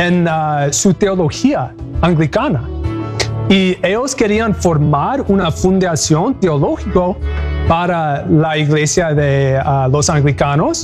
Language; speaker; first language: Spanish; non-native, learner; English